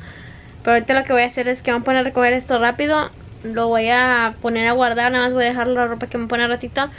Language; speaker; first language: Spanish; native; Spanish